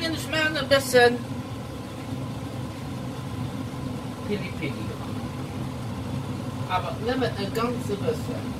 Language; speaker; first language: German; non-native, learner; Dutch